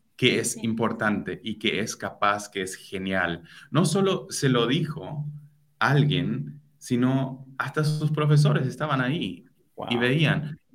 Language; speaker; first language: Spanish; non-native, fluent; German